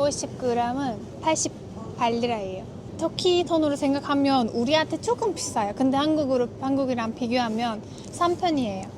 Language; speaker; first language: Korean; non-native, fluent; Turkish